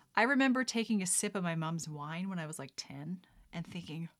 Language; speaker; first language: English; early bilingual, other home language; Dutch